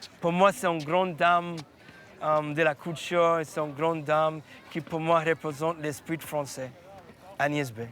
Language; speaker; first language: French; non-native, fluent; English